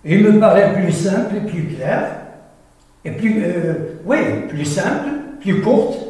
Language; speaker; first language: French; non-native, local second language; Arabic